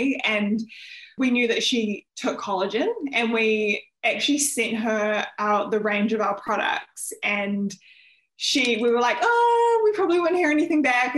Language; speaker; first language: English; native; English